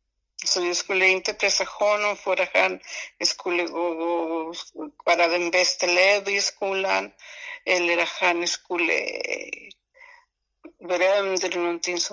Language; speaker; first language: Swedish; non-native, fluent; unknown